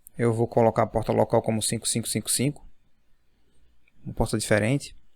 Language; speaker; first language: Portuguese; native; Portuguese